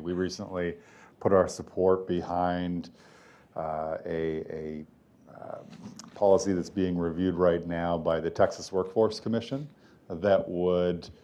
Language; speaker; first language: English; native; English